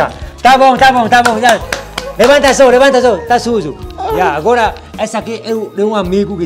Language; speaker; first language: Portuguese; non-native, learner; Vietnamese